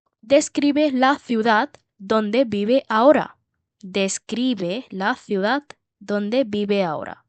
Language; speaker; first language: Spanish; non-native, learner; Bangla